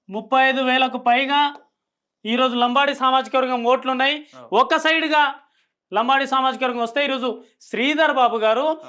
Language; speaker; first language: Telugu; non-native, local second language; Lambadi